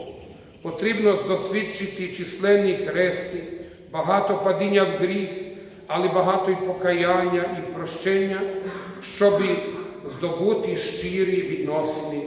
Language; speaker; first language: Ukrainian; non-native, fluent; Croatian